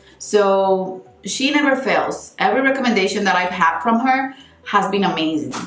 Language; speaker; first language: English; non-native, fluent; Spanish